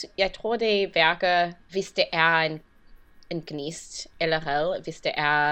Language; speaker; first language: Danish; non-native, learner; English